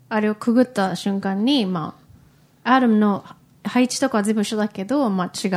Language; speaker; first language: Japanese; early bilingual, heritage; Japanese